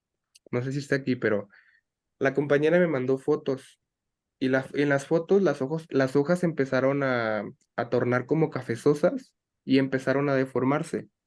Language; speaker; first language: Spanish; native; Spanish